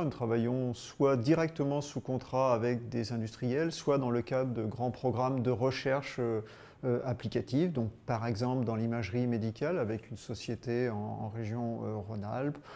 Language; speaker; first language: French; native; French